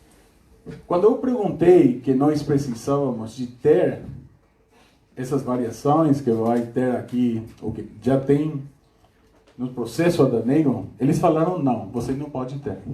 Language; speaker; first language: Portuguese; non-native, fluent; Spanish